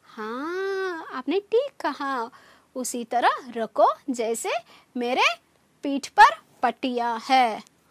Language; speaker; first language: Hindi; non-native, local second language; Kannada